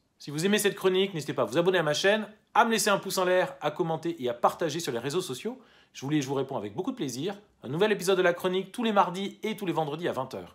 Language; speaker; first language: French; native; French